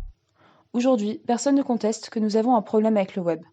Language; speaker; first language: French; native; French